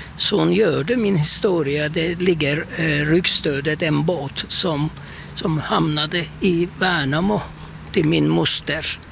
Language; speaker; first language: Swedish; non-native, fluent; Turkish